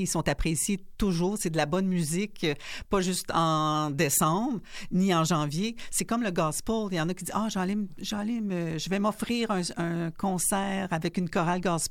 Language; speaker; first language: French; native; French